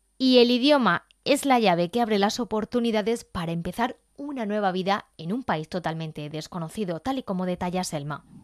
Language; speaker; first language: Spanish; native; Spanish